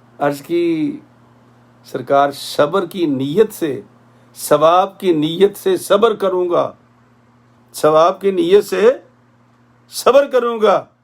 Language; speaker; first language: Urdu; non-native, local second language; Punjabi